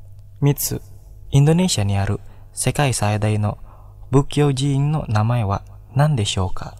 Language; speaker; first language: Japanese; non-native, fluent; Indonesian